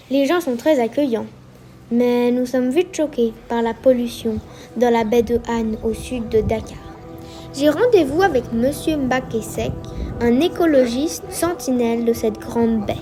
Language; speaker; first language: French; native; French